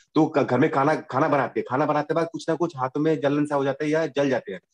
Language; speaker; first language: Hindi; non-native, local second language; Bangla